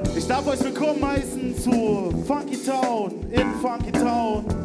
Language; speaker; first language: German; native; German